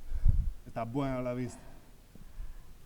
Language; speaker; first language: Spanish; non-native, learner; Bulgarian